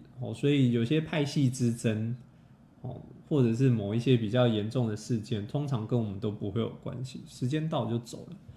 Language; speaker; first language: Chinese; native; Chinese